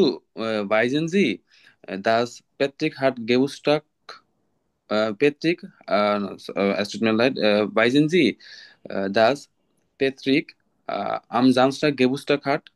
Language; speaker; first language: German; non-native, learner; Bangla